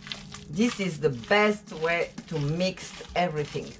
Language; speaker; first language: English; non-native, learner; French